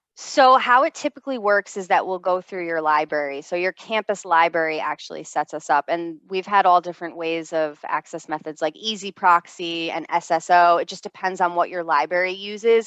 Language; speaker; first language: English; native; English